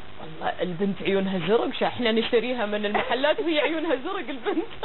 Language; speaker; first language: Arabic; native; Arabic